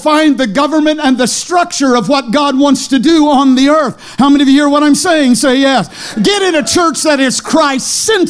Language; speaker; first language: English; native; English